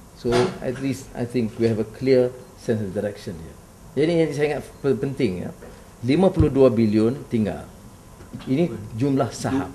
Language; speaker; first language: Malay; native; Malay